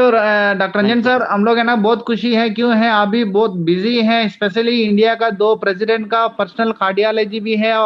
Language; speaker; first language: Hindi; non-native, local second language; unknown